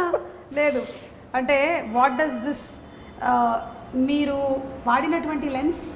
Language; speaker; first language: Telugu; native; Telugu